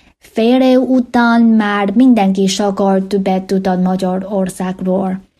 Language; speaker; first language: Hungarian; non-native, fluent; Chinese